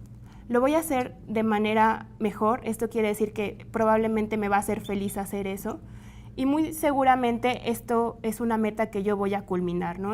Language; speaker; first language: Spanish; native; Spanish